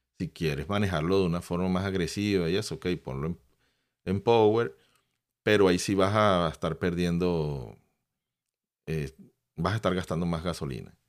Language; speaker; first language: Spanish; native; Spanish